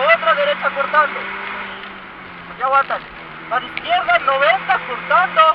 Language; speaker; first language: Spanish; native; Spanish